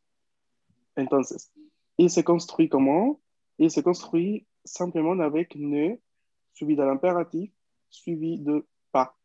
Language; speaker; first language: French; non-native, fluent; Spanish